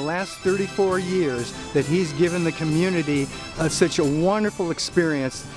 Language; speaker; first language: English; native; English